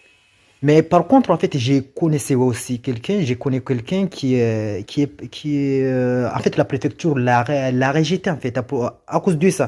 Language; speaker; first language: French; non-native, local second language; Comorian